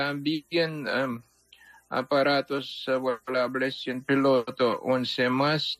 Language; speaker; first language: Spanish; non-native, fluent; Ukrainian